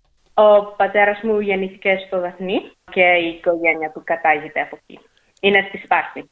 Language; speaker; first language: Greek; early bilingual, heritage; English